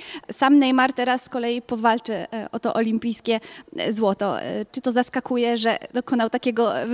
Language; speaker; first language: Polish; native; Polish